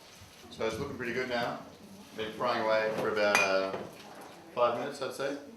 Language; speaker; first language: English; native; English